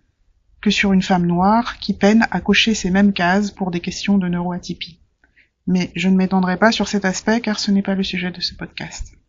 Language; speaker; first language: French; native; French